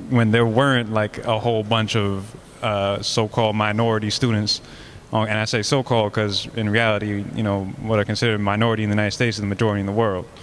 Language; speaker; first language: English; native; English